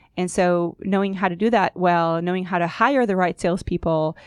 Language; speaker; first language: English; non-native, fluent; Hebrew